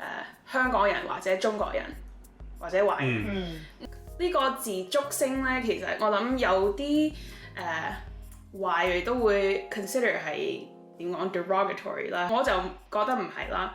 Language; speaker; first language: Cantonese; early bilingual, heritage; Cantonese